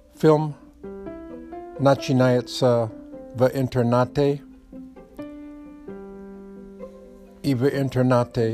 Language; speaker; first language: Russian; non-native, learner; Polish